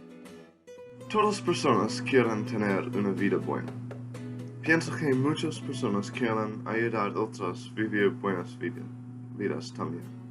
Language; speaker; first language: Spanish; non-native, learner; English